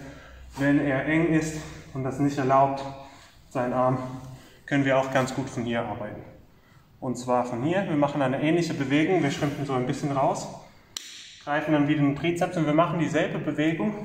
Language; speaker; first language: German; non-native, fluent; English